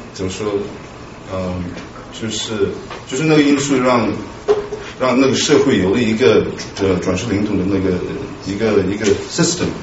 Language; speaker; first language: Chinese; non-native, local second language; Tibetan